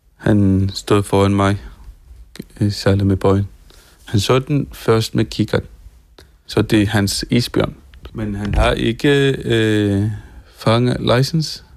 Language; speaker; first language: Danish; non-native, local second language; Kalaallisut